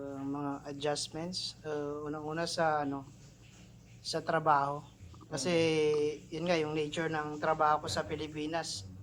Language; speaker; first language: Filipino; non-native, local second language; Iloko